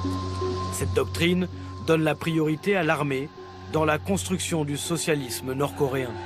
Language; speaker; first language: French; native; French